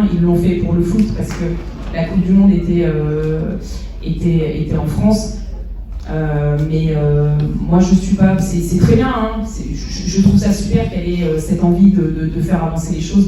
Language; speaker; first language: French; native; French